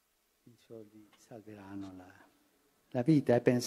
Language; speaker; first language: Italian; early bilingual, heritage; Spanish